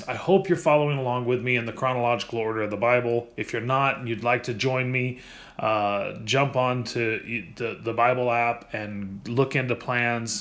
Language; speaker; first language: English; native; English